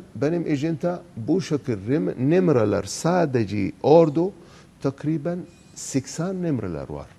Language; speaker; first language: Turkish; non-native, learner; Arabic